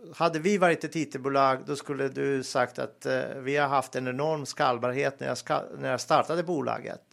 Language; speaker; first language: Swedish; non-native, fluent; Serbian